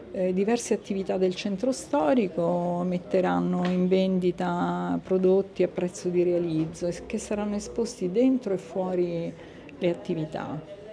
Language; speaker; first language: Italian; native; Italian